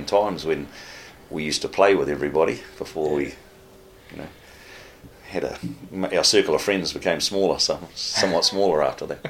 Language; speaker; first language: English; native; English